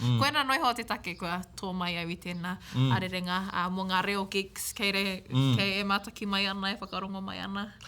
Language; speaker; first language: Māori; native; Māori